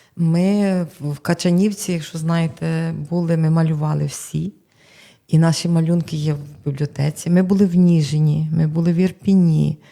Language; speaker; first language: Ukrainian; native; Ukrainian